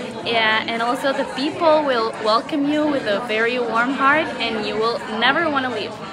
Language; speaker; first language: English; non-native, fluent; Spanish